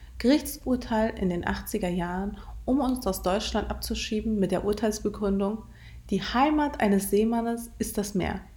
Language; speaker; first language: German; early bilingual, other home language; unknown